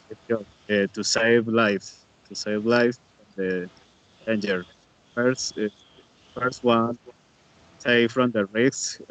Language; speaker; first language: English; non-native, learner; Spanish